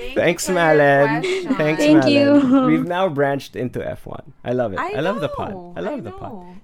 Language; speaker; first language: English; non-native, local second language; Filipino